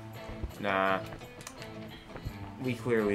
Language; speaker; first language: English; native; English